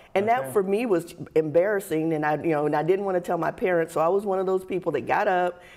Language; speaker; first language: English; native; English